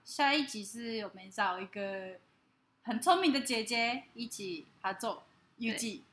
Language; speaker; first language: Chinese; non-native, fluent; Japanese